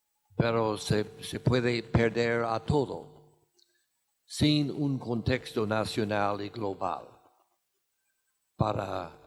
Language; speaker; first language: Spanish; non-native, fluent; English